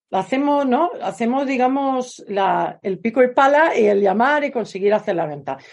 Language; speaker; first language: Spanish; non-native, fluent; Swedish